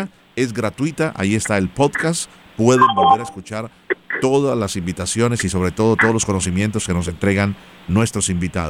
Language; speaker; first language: Spanish; native; Spanish